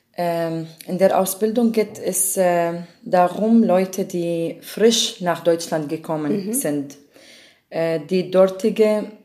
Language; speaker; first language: German; non-native, learner; Arabic